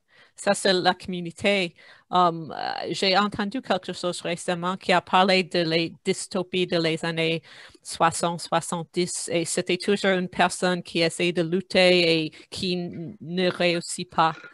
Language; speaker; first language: French; non-native, fluent; English